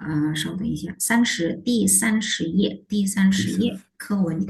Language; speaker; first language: Chinese; non-native, fluent; Indonesian